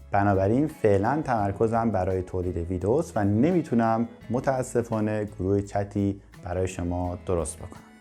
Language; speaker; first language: Persian; native; Persian